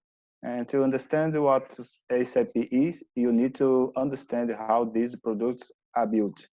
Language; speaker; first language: English; non-native, learner; Portuguese